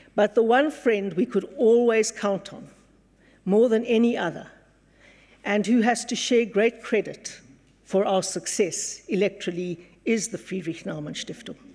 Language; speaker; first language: English; native; English